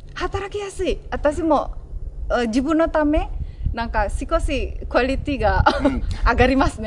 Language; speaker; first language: Japanese; non-native, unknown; Indonesian